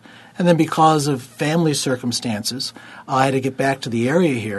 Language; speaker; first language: English; native; English